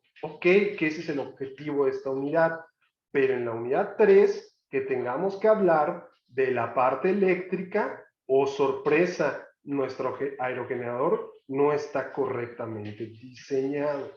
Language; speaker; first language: Spanish; native; Spanish